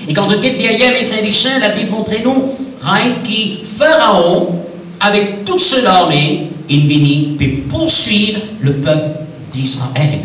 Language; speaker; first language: French; non-native, local second language; Morisyen